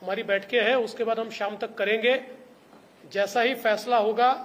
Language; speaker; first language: Hindi; non-native, local second language; Marathi